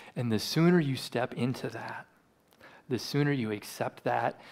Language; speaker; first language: English; native; English